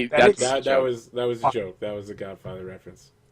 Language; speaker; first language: English; native; English